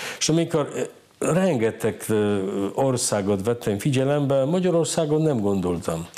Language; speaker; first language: Hungarian; non-native, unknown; Polish